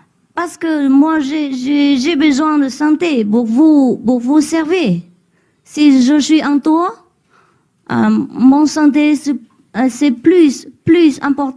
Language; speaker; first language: French; non-native, learner; Vietnamese